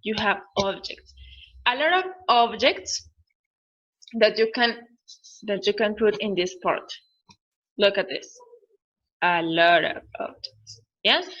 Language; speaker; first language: English; non-native, learner; Spanish